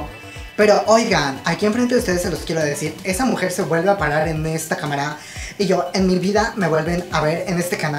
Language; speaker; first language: Spanish; native; Spanish